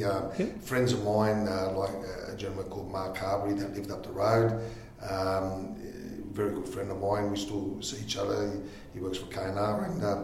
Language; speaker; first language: English; native; English